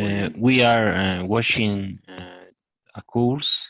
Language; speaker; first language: English; non-native, learner; Spanish